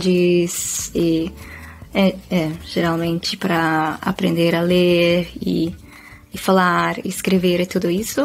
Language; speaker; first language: Portuguese; non-native, fluent; Dutch